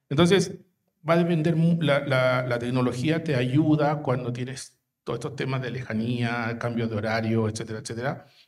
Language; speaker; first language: Spanish; native; Spanish